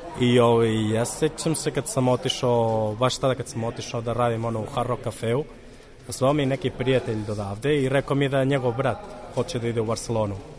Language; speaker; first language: Serbian; non-native, fluent; Catalan